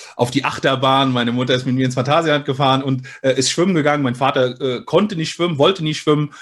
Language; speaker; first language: German; early bilingual, other home language; Spanish